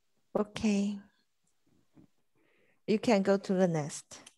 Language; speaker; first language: English; non-native, fluent; French